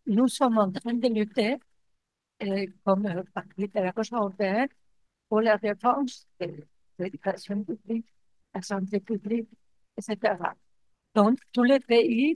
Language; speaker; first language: French; non-native, fluent; Spanish